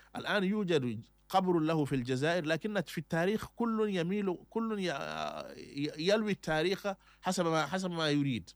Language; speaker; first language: Arabic; non-native, fluent; Fula